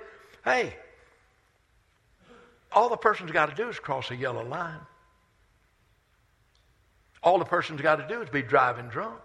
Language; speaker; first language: English; native; English